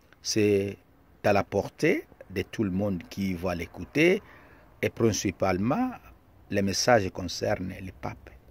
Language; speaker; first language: French; non-native, local second language; Lingala